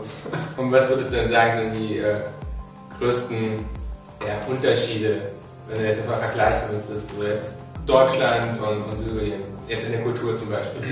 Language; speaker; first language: German; native; German